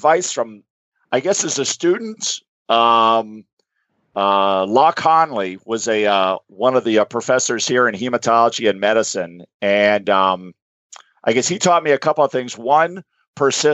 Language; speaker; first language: English; native; English